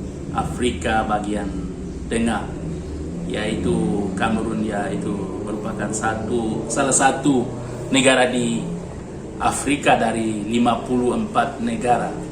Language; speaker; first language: Indonesian; non-native, learner; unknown